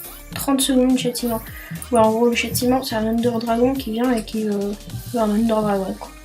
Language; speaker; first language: French; native; French